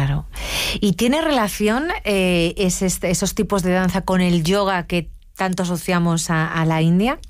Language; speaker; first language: Spanish; native; Spanish